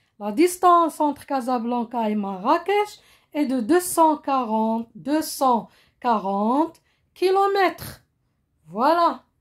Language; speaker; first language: French; non-native, local second language; Arabic